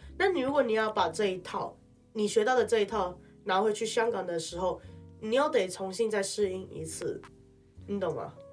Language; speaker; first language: Chinese; non-native, local second language; Cantonese